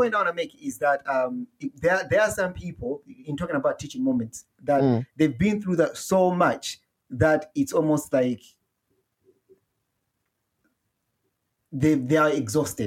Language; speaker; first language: English; non-native, local second language; Nyanja